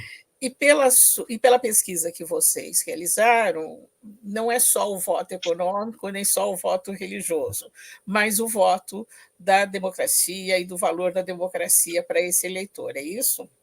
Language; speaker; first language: Portuguese; native; Portuguese